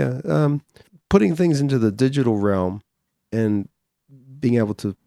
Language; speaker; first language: English; native; English